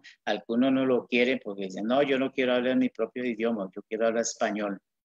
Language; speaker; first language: Spanish; non-native, local second language; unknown